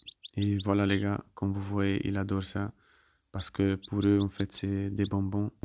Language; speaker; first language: French; non-native, fluent; Italian